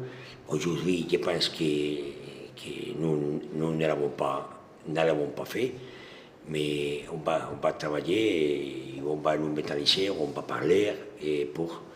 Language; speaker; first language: French; non-native, learner; Spanish